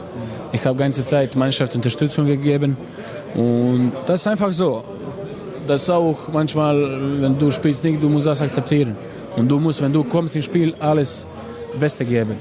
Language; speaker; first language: German; non-native, fluent; Croatian